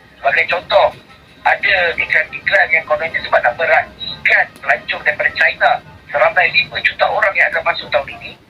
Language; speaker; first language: Malay; native; Malay